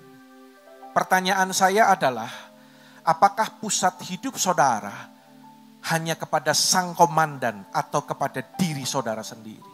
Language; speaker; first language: Indonesian; native; Indonesian